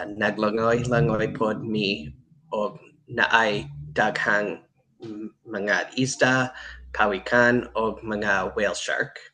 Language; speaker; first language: Cebuano; non-native, learner; English